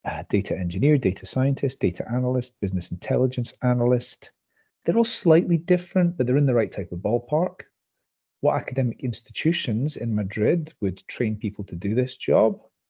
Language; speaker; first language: English; native; English